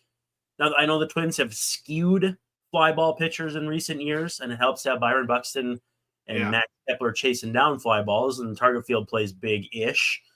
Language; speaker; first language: English; native; English